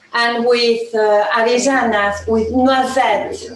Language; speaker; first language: English; non-native, learner; Spanish